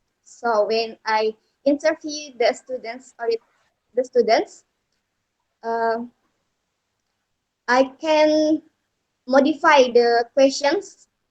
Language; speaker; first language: English; non-native, learner; Indonesian